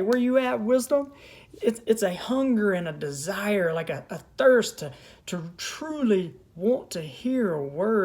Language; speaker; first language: English; native; English